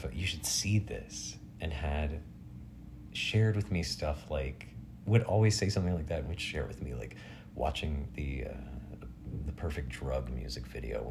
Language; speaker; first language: English; native; English